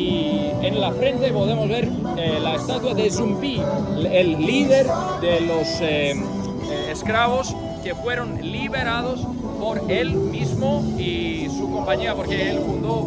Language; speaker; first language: Spanish; non-native, fluent; Portuguese